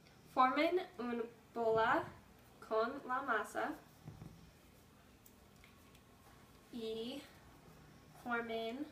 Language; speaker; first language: Spanish; non-native, learner; English